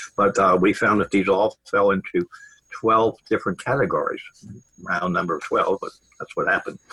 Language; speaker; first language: English; native; English